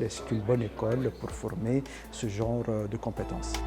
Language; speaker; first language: French; native; French